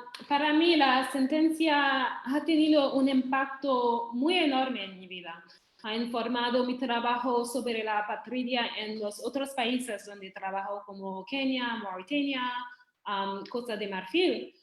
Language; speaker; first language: Spanish; non-native, fluent; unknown